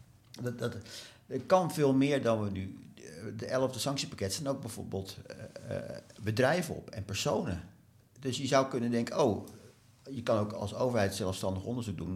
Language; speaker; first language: Dutch; native; Dutch